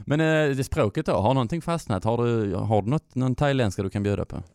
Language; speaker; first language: Swedish; native; Swedish